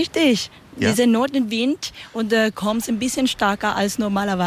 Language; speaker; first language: German; non-native, learner; Spanish